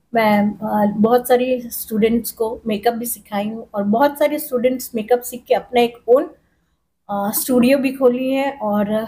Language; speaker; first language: Hindi; non-native, local second language; Urdu